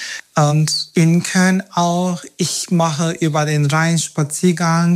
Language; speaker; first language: German; non-native, fluent; Turkish